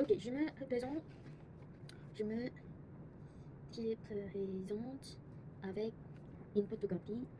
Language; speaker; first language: French; non-native, learner; Korean